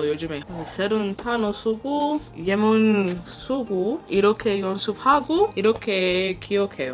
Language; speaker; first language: Korean; non-native, learner; English